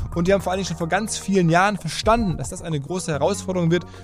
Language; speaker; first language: German; native; German